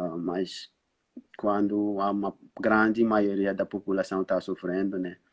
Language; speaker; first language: Portuguese; non-native, fluent; Wolof